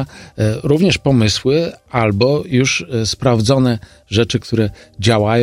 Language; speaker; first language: Polish; native; Polish